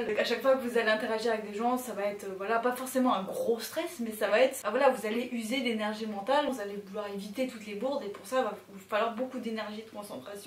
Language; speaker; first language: French; native; French